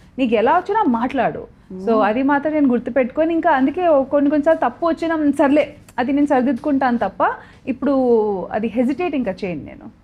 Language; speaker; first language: Telugu; non-native, local second language; Odia